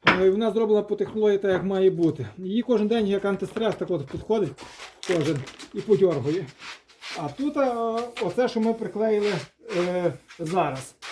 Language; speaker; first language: Ukrainian; native; Ukrainian